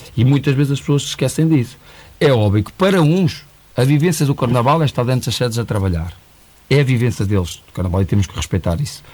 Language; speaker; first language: Portuguese; native; Portuguese